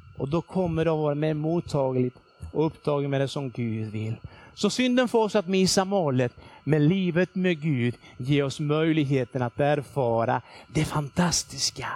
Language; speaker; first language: Swedish; non-native, fluent; Spanish